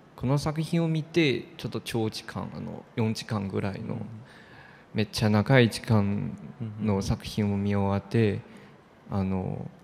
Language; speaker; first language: Japanese; non-native, fluent; Chinese